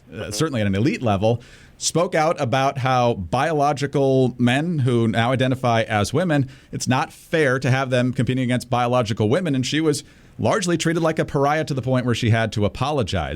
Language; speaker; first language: English; native; English